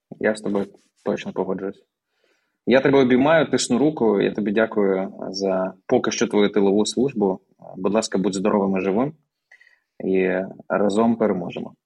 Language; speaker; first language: Ukrainian; native; Ukrainian